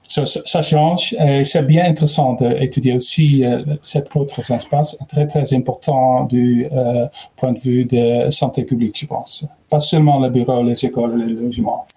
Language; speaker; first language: French; non-native, learner; Dutch